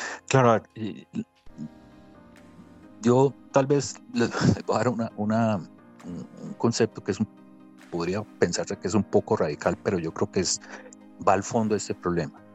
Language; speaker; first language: Spanish; native; Spanish